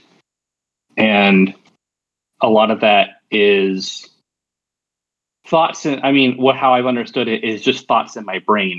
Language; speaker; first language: English; native; English